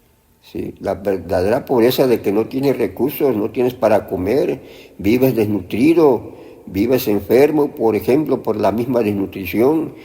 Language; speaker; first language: Spanish; native; Spanish